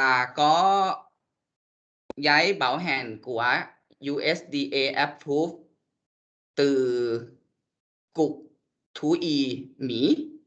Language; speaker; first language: Vietnamese; non-native, learner; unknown